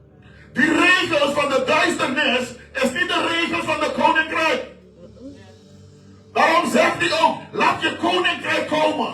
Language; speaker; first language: Dutch; non-native, fluent; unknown